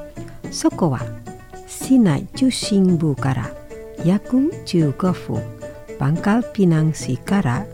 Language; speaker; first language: Japanese; non-native, fluent; Indonesian